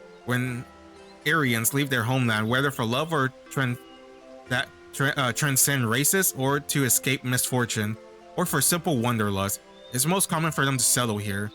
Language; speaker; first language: English; native; English